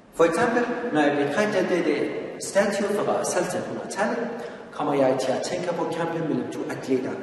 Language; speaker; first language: Danish; non-native, learner; Persian